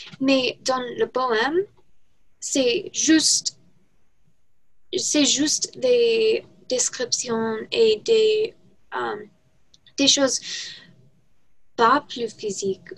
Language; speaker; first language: French; non-native, learner; English